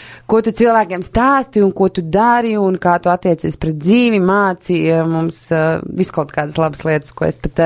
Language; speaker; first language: Latvian; native; Latvian